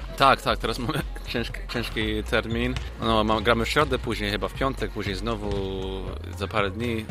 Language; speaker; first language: Polish; early bilingual, heritage; Polish